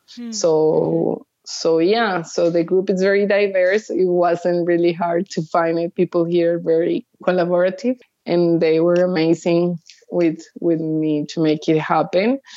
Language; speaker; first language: English; early bilingual, other home language; Spanish